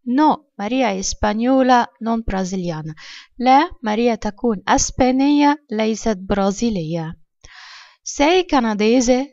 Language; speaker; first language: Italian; non-native, fluent; Arabic